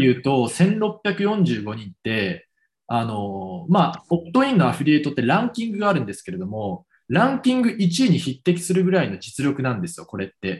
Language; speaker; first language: Japanese; native; Japanese